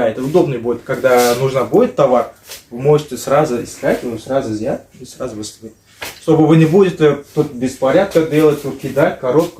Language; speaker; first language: Russian; non-native, learner; Uzbek